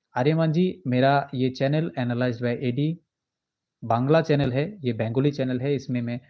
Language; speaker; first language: Hindi; non-native, local second language; Bangla